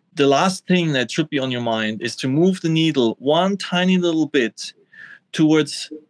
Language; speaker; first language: English; non-native, fluent; German